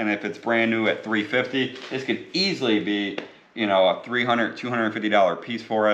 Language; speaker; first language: English; native; English